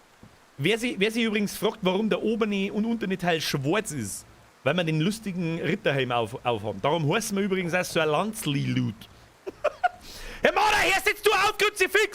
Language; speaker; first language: German; native; German